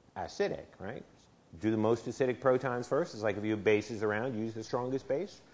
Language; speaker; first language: English; native; English